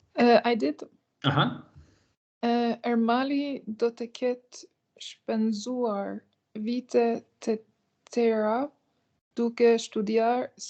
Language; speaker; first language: Albanian; non-native, learner; Norwegian